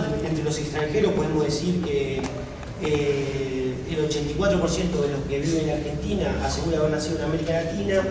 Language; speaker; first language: Spanish; native; Spanish